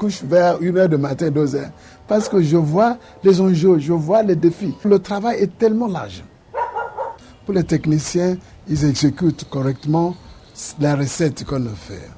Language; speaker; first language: French; non-native, fluent; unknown